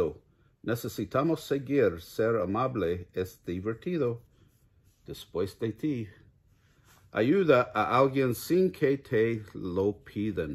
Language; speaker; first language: Spanish; non-native, learner; English